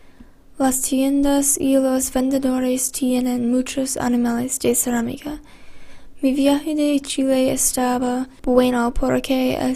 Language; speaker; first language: Spanish; non-native, learner; English